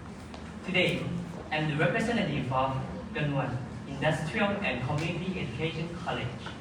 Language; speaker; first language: English; non-native, learner; Thai